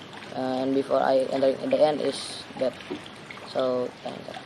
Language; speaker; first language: English; non-native, learner; Indonesian